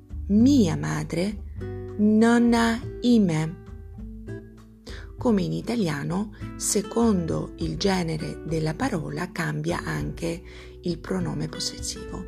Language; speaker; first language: Italian; non-native, fluent; Albanian